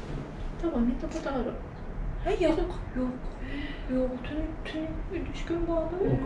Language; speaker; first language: Turkish; non-native, learner; Tatar